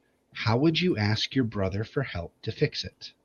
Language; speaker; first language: English; native; English